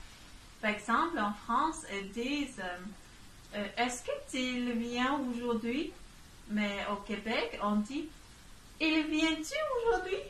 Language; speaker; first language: French; non-native, learner; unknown